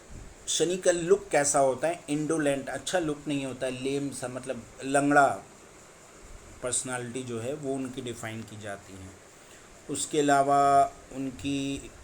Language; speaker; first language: Hindi; native; Hindi